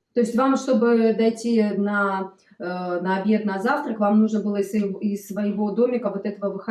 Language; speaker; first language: Russian; native; Russian